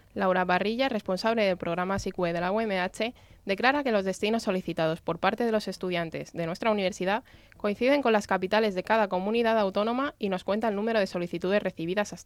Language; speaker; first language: Spanish; native; Spanish